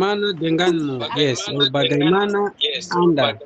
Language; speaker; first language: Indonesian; non-native, learner; Nyanja